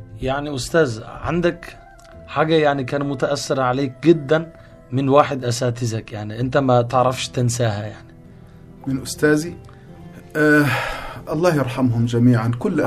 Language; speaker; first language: Arabic; non-native, fluent; Turkish